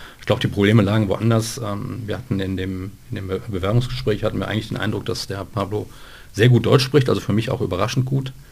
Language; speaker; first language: German; native; German